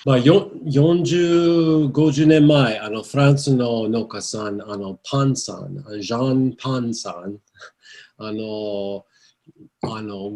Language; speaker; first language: Japanese; non-native, learner; English